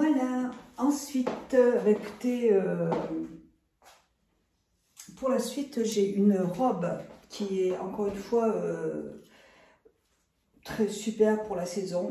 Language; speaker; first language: French; native; French